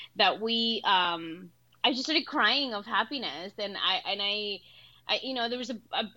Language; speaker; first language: English; early bilingual, other home language; Spanish